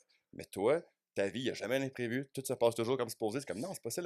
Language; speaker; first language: French; native; French